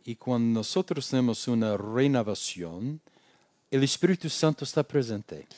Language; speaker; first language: Spanish; non-native, learner; English